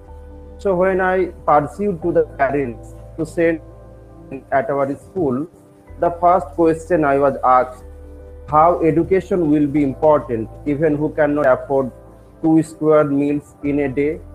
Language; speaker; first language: English; non-native, local second language; Bangla